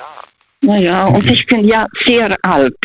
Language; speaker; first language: German; non-native, fluent; Russian